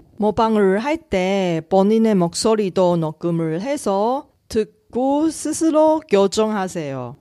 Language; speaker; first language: Korean; non-native, fluent; Chinese